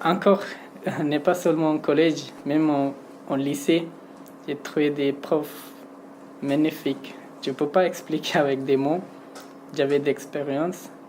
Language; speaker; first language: French; non-native, learner; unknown